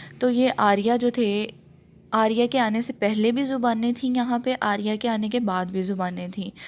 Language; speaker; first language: Urdu; non-native, local second language; Punjabi